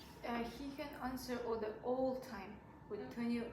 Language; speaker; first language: English; non-native, learner; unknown